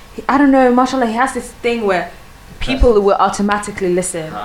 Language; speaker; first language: English; non-native, fluent; Swedish